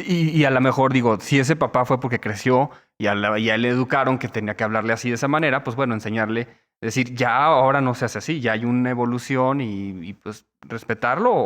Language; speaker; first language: Spanish; native; Spanish